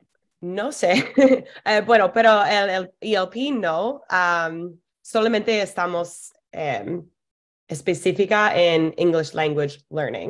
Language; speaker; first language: Spanish; non-native, fluent; English